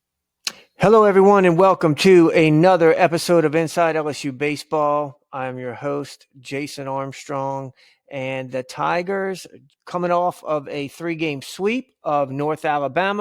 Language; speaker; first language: English; native; English